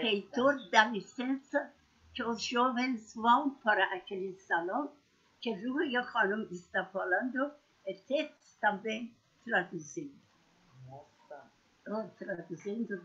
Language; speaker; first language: Portuguese; non-native, learner; Persian